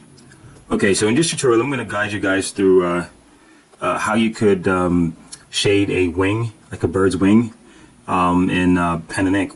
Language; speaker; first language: English; native; English